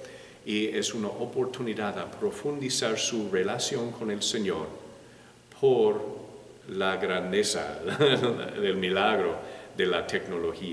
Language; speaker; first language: Spanish; non-native, learner; English